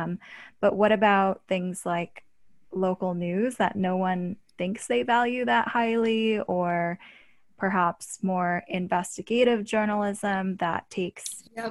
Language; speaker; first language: English; native; English